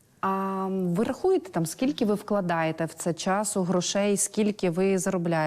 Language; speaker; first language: Ukrainian; native; Ukrainian